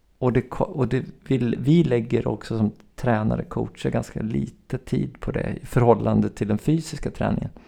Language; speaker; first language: Swedish; native; Swedish